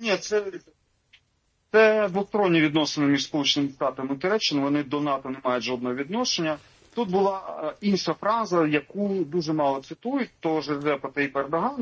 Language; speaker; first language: Ukrainian; native; Ukrainian